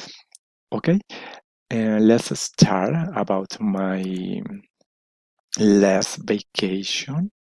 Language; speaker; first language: English; non-native, learner; Spanish